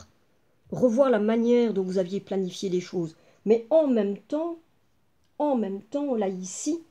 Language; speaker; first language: French; native; French